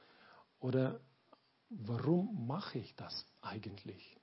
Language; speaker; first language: German; non-native, learner; Lithuanian